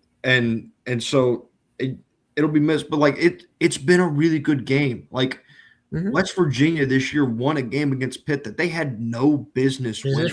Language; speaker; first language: English; native; English